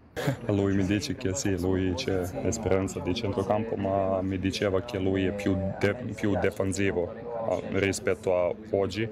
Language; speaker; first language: Italian; non-native, learner; Spanish